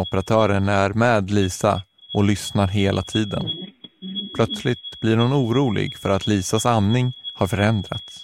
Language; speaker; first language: Swedish; native; Swedish